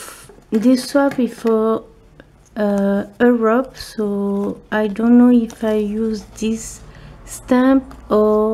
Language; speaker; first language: English; non-native, learner; French